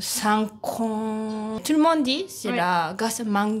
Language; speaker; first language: French; non-native, learner; Japanese